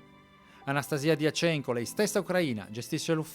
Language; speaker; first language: Italian; native; Italian